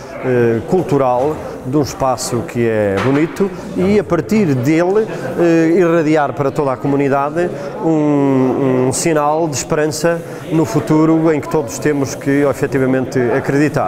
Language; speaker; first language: Portuguese; native; Portuguese